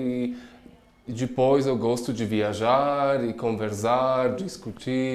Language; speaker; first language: Portuguese; non-native, learner; Czech